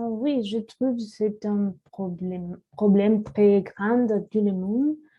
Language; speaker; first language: French; non-native, learner; Spanish